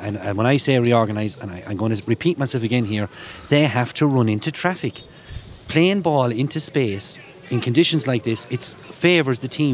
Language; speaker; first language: English; native; English